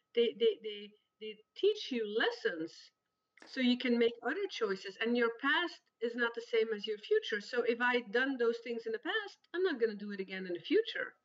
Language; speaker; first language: English; non-native, fluent; Dutch